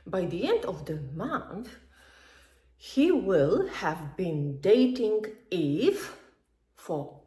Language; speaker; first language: English; non-native, fluent; Polish